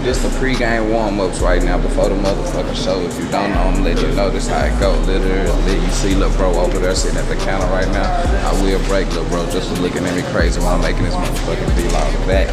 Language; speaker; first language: English; native; English